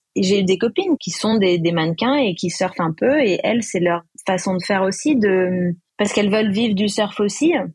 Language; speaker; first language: French; native; French